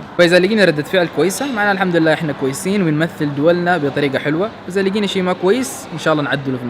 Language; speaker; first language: Arabic; native; Arabic